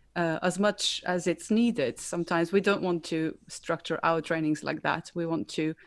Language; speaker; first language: English; non-native, fluent; Slovenian